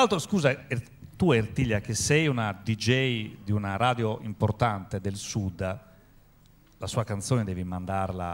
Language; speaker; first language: Italian; native; Italian